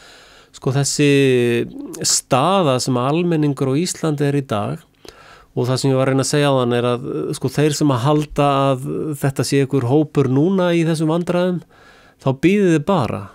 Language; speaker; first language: Icelandic; native; Icelandic